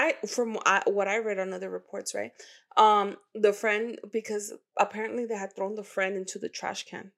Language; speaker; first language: English; early bilingual, other home language; Spanish